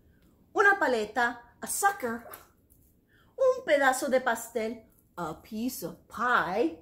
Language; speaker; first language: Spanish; non-native, fluent; English